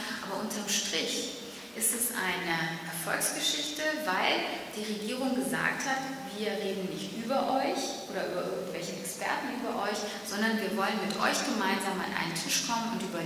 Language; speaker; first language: German; early bilingual, other home language; Turkish